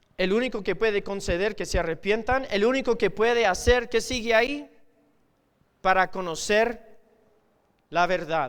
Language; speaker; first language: Spanish; non-native, fluent; English